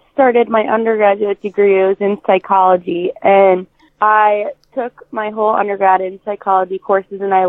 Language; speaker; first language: English; native; English